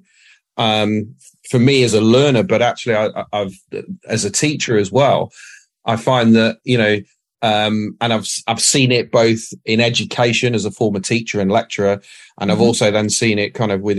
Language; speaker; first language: English; native; English